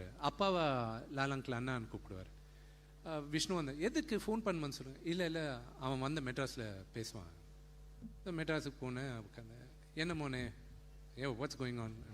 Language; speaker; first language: Tamil; non-native, local second language; Telugu